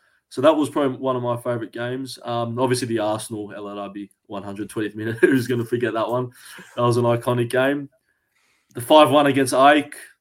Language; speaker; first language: English; early bilingual, other home language; Greek